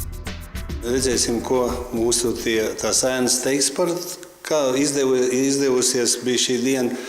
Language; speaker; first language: Latvian; native; Latvian